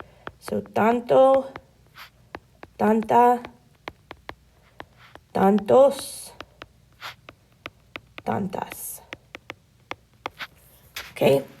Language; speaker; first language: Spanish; non-native, fluent; English